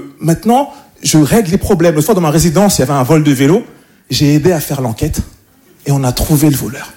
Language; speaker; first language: French; native; French